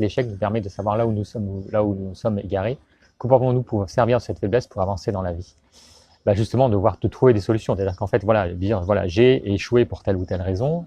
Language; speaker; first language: French; native; French